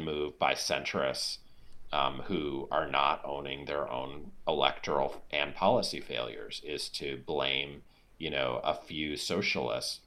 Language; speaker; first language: English; native; English